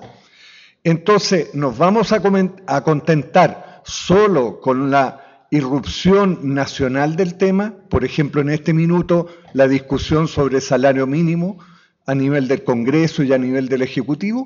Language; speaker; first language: Spanish; native; Spanish